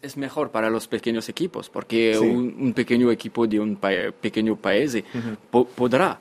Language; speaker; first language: Spanish; non-native, fluent; French